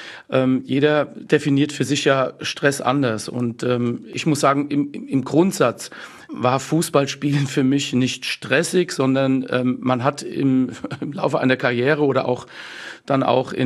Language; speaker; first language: German; native; German